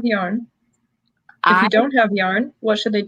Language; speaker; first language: English; native; English